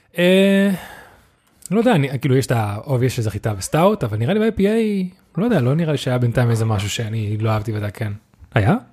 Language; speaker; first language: Hebrew; native; Hebrew